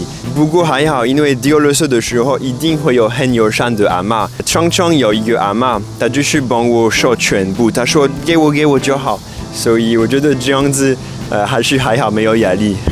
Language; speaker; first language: Chinese; non-native, fluent; French